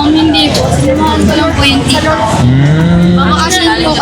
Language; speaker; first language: Filipino; non-native, local second language; Cebuano